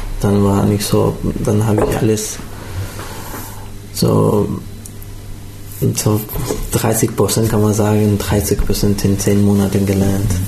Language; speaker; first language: German; non-native, learner; Pashto